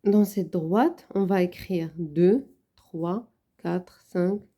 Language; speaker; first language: French; non-native, local second language; Arabic